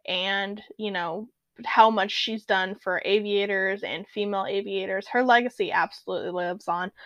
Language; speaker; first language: English; native; English